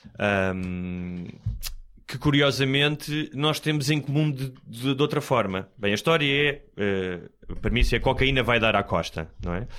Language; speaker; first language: Portuguese; native; Portuguese